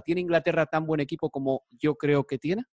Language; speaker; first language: Spanish; native; Spanish